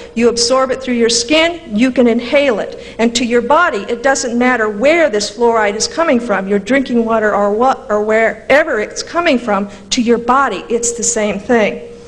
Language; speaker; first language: English; native; English